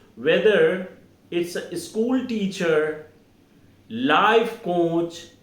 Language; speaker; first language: English; non-native, local second language; Hindi